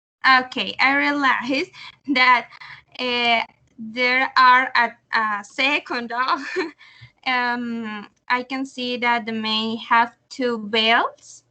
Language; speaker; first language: English; non-native, learner; Spanish